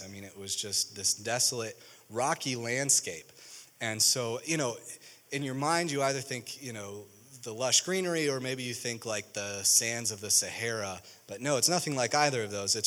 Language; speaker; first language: English; native; English